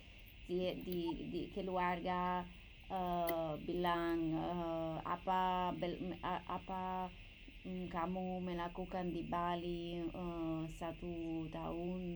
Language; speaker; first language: Indonesian; non-native, learner; English